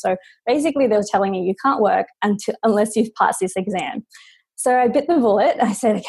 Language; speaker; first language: English; native; English